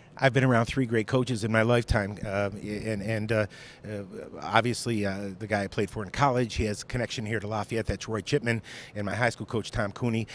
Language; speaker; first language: English; native; English